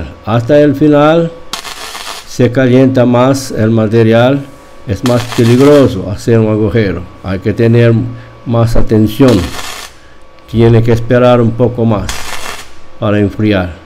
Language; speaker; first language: Spanish; non-native, fluent; Portuguese